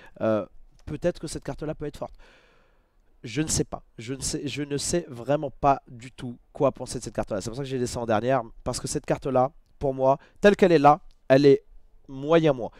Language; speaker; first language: French; native; French